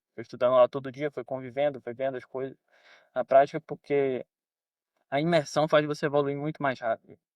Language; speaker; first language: Portuguese; native; Portuguese